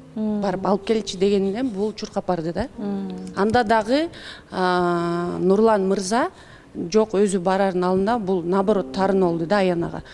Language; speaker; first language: Kyrgyz; native; Kyrgyz